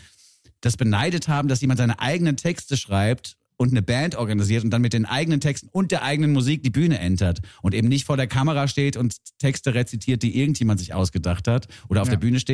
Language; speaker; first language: German; native; German